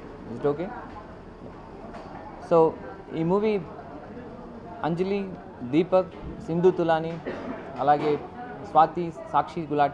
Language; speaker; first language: Telugu; native; Telugu